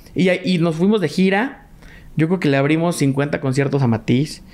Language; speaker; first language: Spanish; native; Spanish